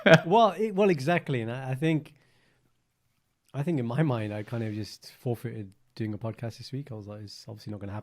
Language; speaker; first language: English; early bilingual, other home language; Punjabi